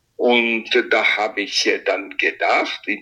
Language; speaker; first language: German; non-native, local second language; Italian